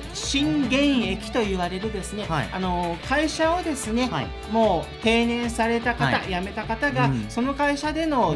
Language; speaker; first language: Japanese; native; Japanese